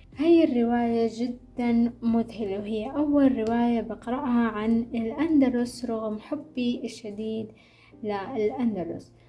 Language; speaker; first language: Arabic; native; Arabic